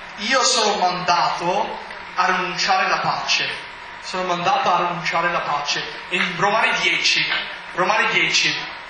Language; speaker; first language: Italian; non-native, fluent; English